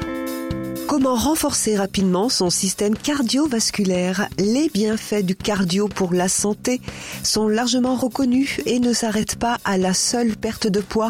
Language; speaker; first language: French; native; French